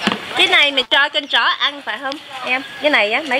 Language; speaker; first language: Vietnamese; early bilingual, heritage; Vietnamese